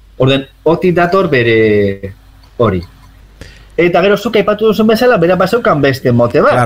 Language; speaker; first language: Basque; native; Basque